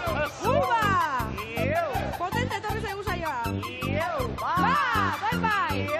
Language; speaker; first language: Basque; native; Basque